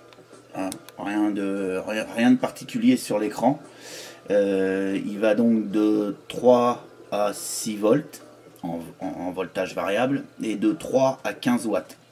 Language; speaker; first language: French; native; French